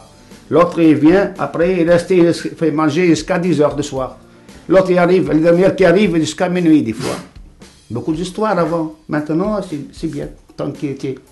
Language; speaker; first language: French; non-native, learner; Arabic